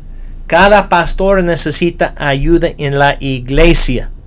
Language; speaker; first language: Spanish; non-native, fluent; English